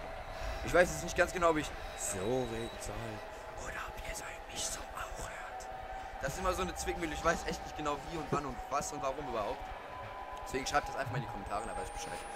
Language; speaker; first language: German; native; German